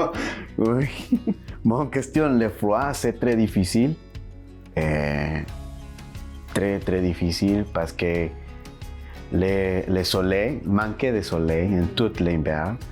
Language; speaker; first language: French; non-native, learner; Spanish